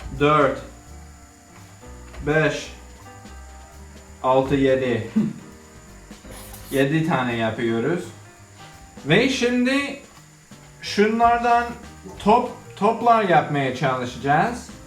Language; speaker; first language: Turkish; non-native, learner; English